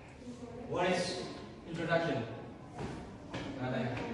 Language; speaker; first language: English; non-native, learner; Indonesian